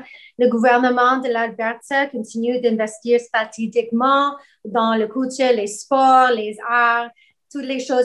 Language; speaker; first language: French; non-native, learner; English